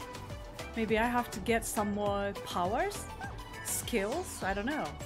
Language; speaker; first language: English; non-native, fluent; Japanese